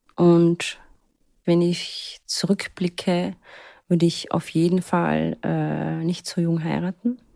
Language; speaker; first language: German; early bilingual, other home language; Turkish